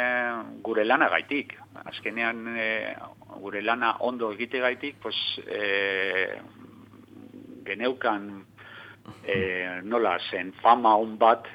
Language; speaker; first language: Basque; non-native, local second language; Spanish